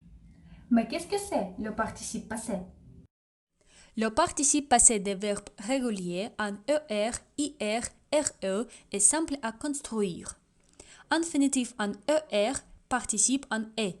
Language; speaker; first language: French; non-native, fluent; Russian